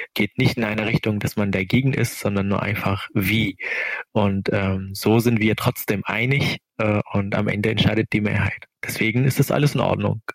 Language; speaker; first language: German; non-native, fluent; Arabic